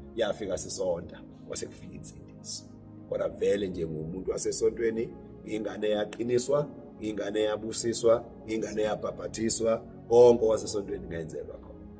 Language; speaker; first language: Zulu; native; Zulu